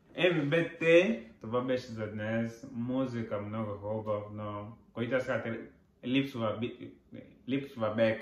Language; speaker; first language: Bulgarian; non-native, learner; Portuguese